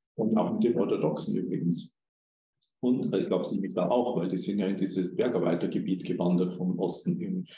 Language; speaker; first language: German; native; German